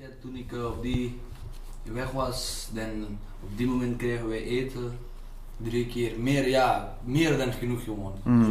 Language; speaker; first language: Dutch; non-native, learner; Pashto